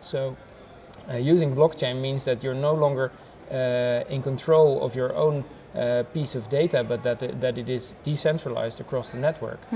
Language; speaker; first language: English; non-native, fluent; Dutch